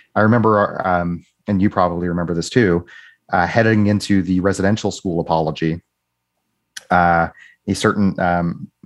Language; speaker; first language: English; native; English